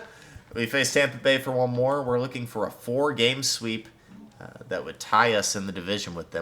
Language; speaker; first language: English; native; English